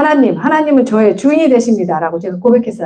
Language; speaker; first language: Korean; native; Korean